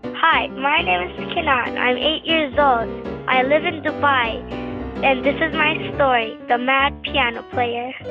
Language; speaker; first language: English; non-native, fluent; Turkish